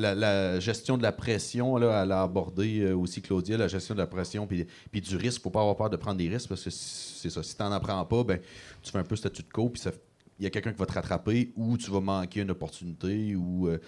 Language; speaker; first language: French; native; French